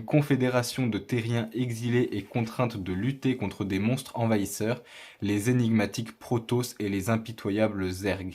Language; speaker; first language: French; native; French